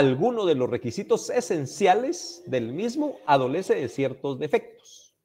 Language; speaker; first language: Spanish; native; Spanish